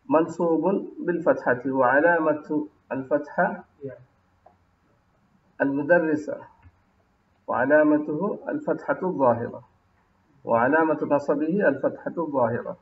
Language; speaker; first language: Arabic; non-native, fluent; Urdu